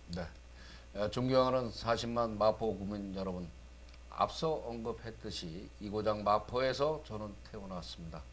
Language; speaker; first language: Korean; native; Korean